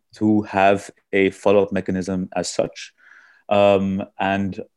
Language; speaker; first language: English; early bilingual, heritage; German